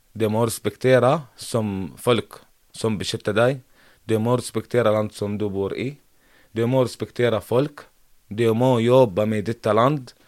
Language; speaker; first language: Norwegian; non-native, learner; Arabic